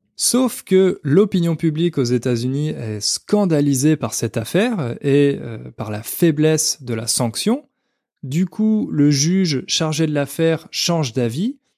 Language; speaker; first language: French; native; French